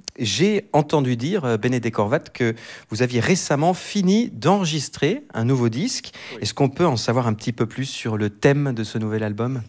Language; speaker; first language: French; native; French